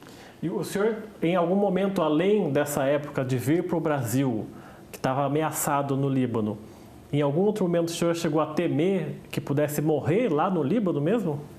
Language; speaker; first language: Portuguese; native; Portuguese